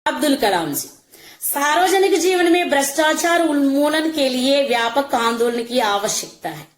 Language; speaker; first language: Hindi; non-native, local second language; Telugu